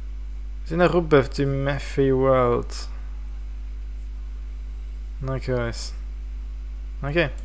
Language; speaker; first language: Welsh; non-native, fluent; English